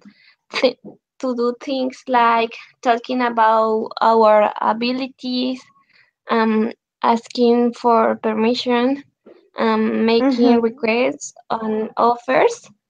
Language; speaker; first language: English; non-native, learner; Spanish